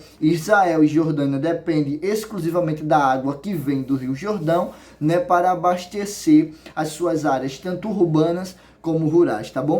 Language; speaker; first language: Portuguese; native; Portuguese